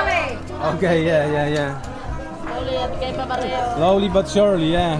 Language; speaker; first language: English; non-native, learner; Polish